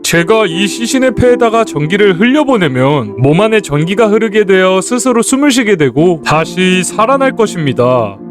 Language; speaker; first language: Korean; native; Korean